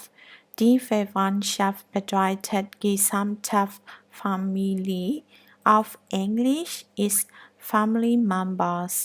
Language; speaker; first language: German; non-native, learner; Burmese